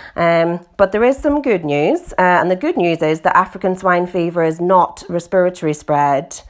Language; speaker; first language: English; native; English